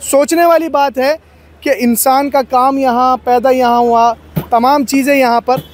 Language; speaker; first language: Hindi; native; Hindi